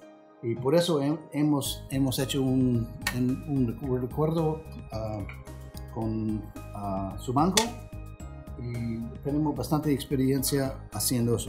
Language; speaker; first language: Spanish; non-native, fluent; English